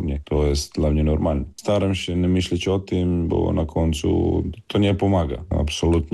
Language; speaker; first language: Polish; non-native, fluent; Serbian